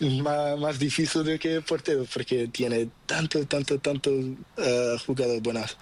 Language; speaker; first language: Spanish; non-native, learner; Portuguese